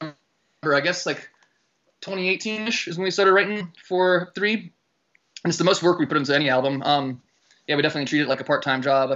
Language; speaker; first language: English; native; English